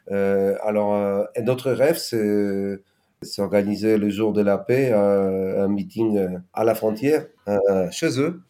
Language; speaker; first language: French; non-native, fluent; Polish